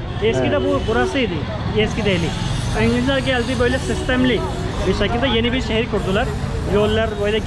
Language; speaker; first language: Turkish; non-native, fluent; Urdu